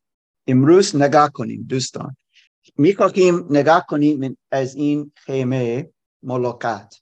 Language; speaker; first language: Persian; non-native, fluent; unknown